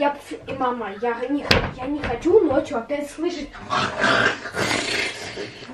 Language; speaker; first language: Russian; early bilingual, heritage; Russian